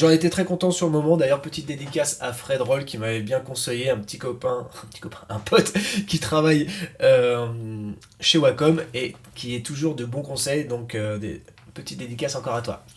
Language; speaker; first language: French; native; French